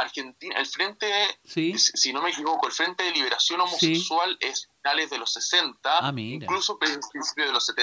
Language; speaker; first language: Spanish; native; Spanish